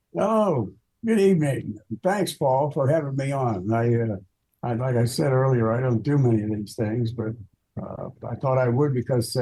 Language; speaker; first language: English; native; English